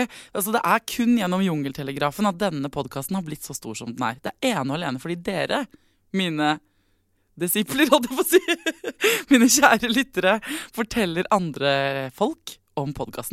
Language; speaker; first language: Norwegian; native; Norwegian